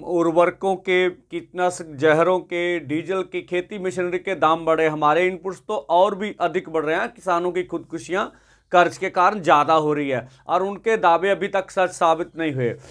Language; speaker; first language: Hindi; non-native, local second language; Punjabi